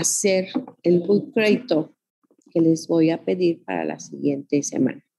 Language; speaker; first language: Spanish; native; Spanish